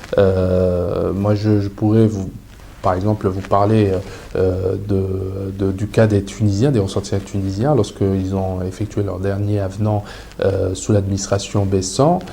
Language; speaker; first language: French; non-native, local second language; Arabic